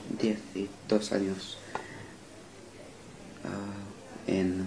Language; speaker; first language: Spanish; non-native, learner; English